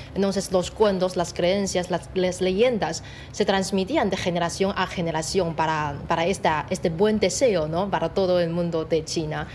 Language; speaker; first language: Spanish; non-native, fluent; Chinese